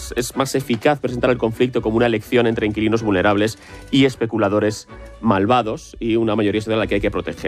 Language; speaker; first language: Spanish; native; Spanish